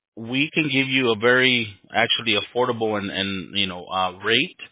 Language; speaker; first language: English; early bilingual, other home language; Spanish